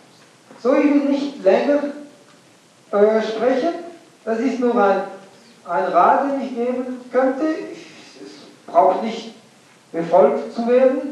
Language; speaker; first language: German; non-native, fluent; English